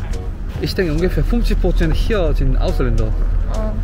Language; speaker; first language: German; non-native, learner; Korean